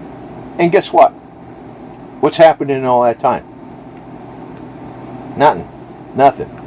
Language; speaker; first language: English; native; English